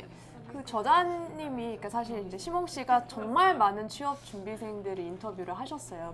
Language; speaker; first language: Korean; native; Korean